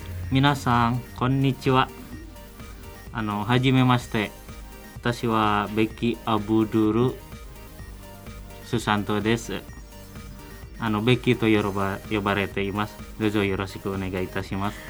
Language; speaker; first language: Japanese; non-native, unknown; Indonesian